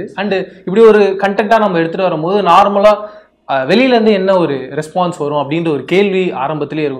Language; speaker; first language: Tamil; native; Tamil